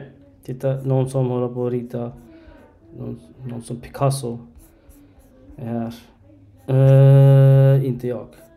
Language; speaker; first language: Swedish; non-native, learner; Arabic